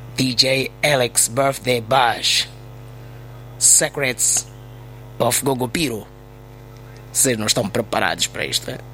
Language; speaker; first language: Portuguese; native; Portuguese